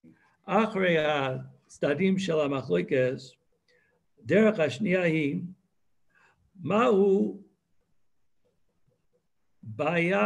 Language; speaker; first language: Hebrew; non-native, fluent; English